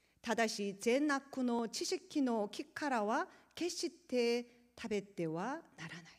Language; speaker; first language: Japanese; non-native, learner; Korean